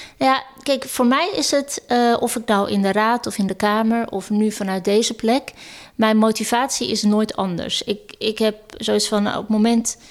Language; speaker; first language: Dutch; early bilingual, other home language; Turkish